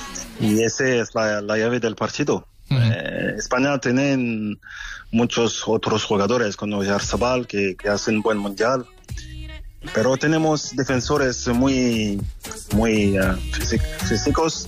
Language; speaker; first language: Spanish; non-native, learner; French